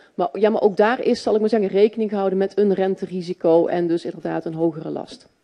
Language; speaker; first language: Dutch; native; Dutch